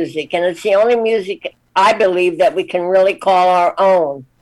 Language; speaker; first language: English; native; English